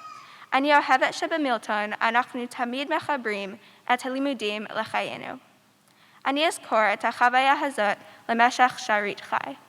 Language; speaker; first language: Hebrew; non-native, learner; English